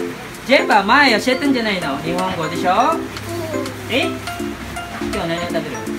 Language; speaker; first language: Japanese; non-native, learner; Filipino